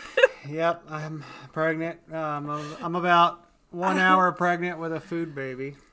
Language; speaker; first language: English; native; English